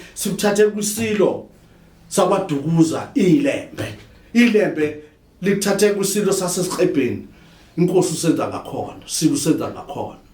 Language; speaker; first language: Zulu; native; Zulu